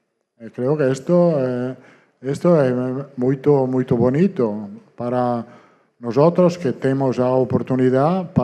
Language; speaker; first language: Portuguese; non-native, learner; Italian